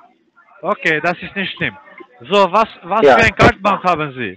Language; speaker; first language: German; early bilingual, other home language; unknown